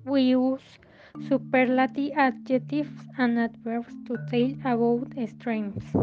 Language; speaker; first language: English; non-native, learner; Spanish